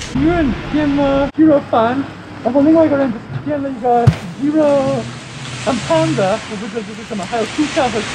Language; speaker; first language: Chinese; non-native, fluent; English